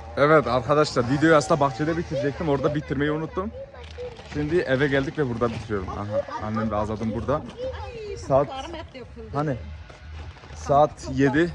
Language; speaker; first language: Turkish; native; Turkish